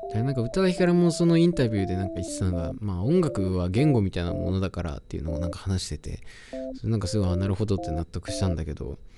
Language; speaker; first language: Japanese; native; Japanese